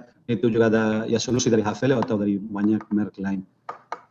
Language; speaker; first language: Indonesian; non-native, fluent; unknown